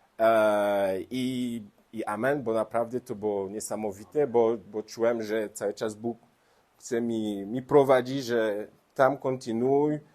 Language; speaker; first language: Polish; non-native, learner; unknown